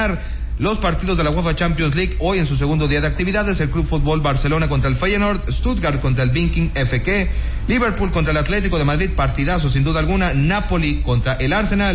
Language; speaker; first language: Spanish; native; Spanish